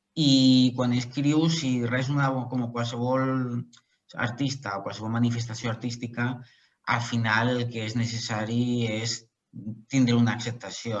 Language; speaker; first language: Catalan; non-native, local second language; Spanish